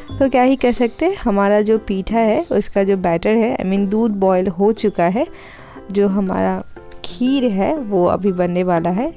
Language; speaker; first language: Hindi; non-native, local second language; Bangla